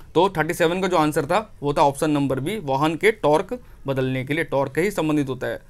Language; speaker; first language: Hindi; native; Hindi